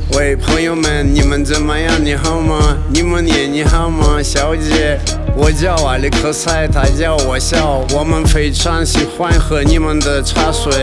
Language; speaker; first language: Chinese; non-native, learner; Russian